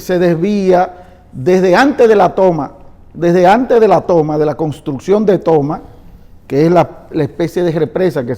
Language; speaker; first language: Spanish; native; Spanish